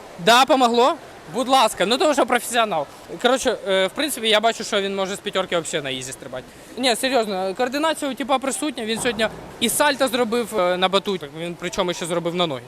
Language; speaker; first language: Ukrainian; native; Ukrainian